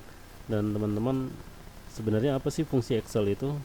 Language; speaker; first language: Indonesian; native; Indonesian